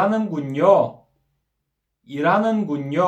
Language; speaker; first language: Korean; non-native, fluent; Kyrgyz